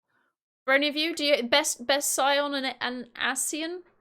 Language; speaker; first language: English; native; English